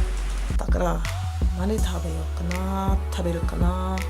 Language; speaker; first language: Japanese; non-native, learner; English